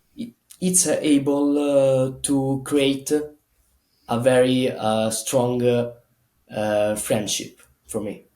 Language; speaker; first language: English; non-native, learner; Italian